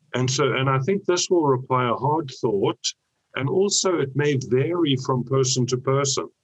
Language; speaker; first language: English; native; English